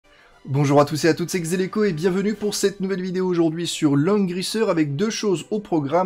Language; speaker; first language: French; native; French